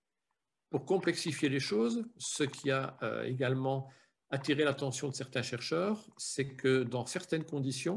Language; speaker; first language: French; native; French